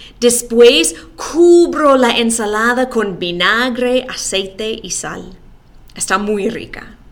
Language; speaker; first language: Spanish; non-native, fluent; English